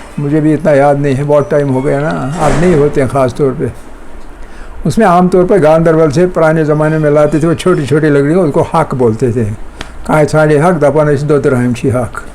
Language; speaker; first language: Urdu; non-native, local second language; Kashmiri